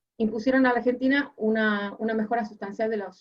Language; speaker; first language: Spanish; native; Spanish